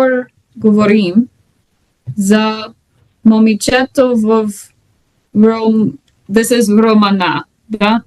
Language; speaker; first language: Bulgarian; non-native, learner; English